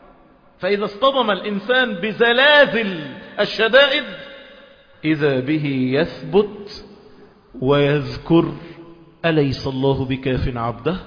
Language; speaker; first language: Arabic; native; Arabic